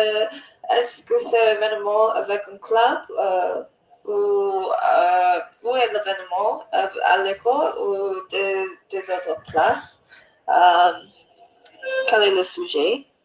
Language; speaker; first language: French; non-native, learner; English